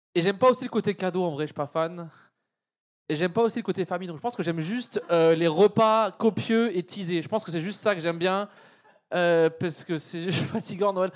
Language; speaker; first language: French; native; French